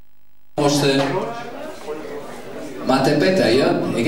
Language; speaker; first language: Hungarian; non-native, learner; Italian